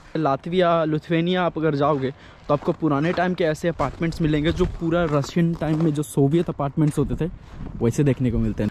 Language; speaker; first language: Hindi; native; Hindi